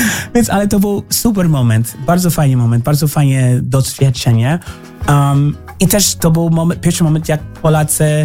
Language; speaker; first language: Polish; non-native, learner; English